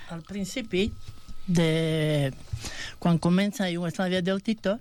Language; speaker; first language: Catalan; non-native, fluent; Bosnian